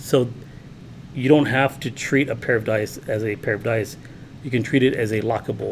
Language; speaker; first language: English; native; English